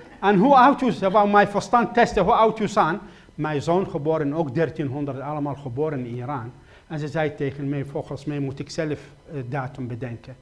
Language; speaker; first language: Dutch; non-native, fluent; Kurdish